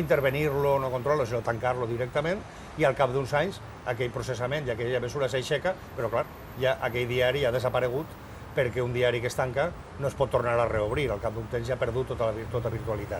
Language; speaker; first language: Catalan; native; Catalan